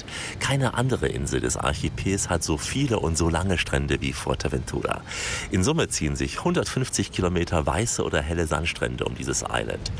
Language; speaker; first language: German; native; German